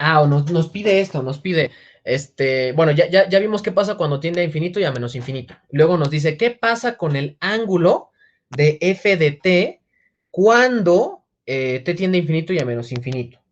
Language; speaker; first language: Spanish; native; Spanish